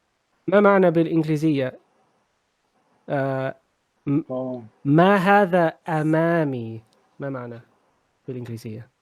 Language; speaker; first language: Arabic; non-native, fluent; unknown